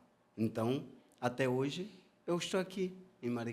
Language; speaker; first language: Portuguese; non-native, fluent; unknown